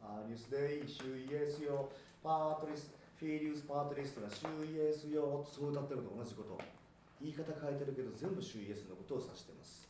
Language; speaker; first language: Japanese; native; Japanese